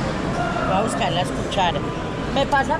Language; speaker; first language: Spanish; native; Spanish